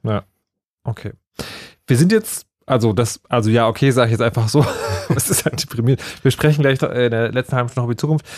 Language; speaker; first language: German; native; German